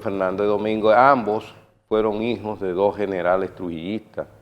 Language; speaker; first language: Spanish; native; Spanish